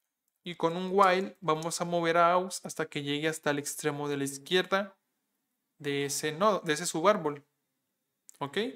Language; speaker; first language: Spanish; native; Spanish